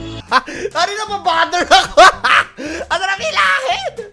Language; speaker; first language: Filipino; native; Filipino